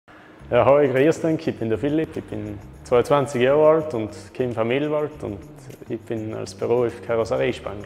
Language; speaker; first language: German; native; German